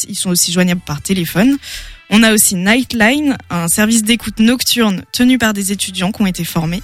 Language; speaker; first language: French; native; French